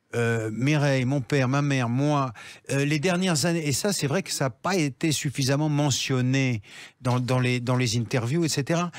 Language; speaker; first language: French; native; French